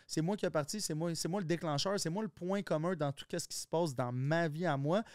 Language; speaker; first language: French; native; French